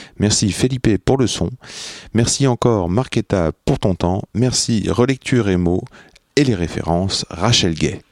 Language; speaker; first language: French; native; French